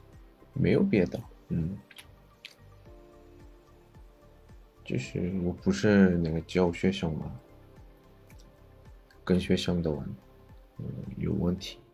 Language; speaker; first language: Chinese; non-native, learner; Korean